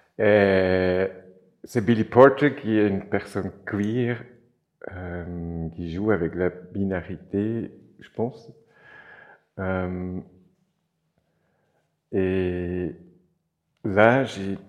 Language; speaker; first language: French; non-native, local second language; German